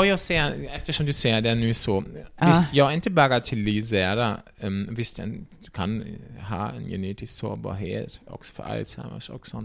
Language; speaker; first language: Swedish; non-native, fluent; German